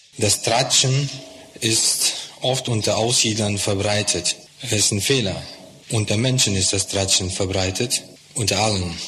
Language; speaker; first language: German; non-native, fluent; Russian